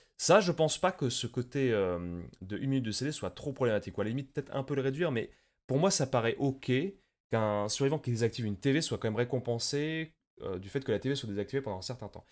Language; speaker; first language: French; native; French